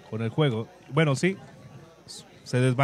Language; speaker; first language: Spanish; native; Spanish